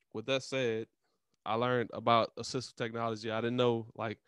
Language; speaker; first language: English; native; English